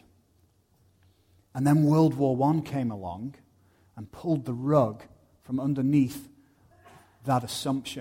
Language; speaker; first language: English; native; English